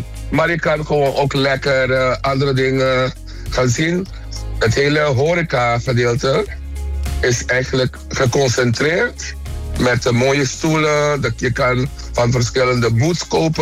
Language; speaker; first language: Dutch; non-native, local second language; Papiamento